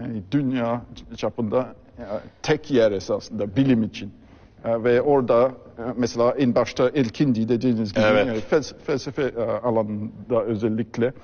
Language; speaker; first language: Turkish; non-native, fluent; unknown